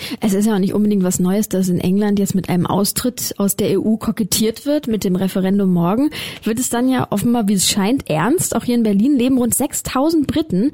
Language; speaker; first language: German; native; German